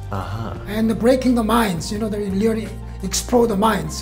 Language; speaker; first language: English; non-native, fluent; Korean